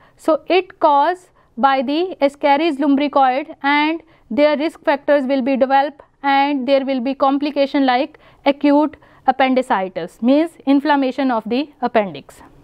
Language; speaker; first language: English; non-native, local second language; Punjabi